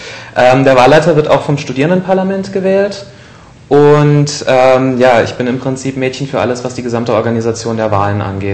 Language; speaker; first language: German; native; German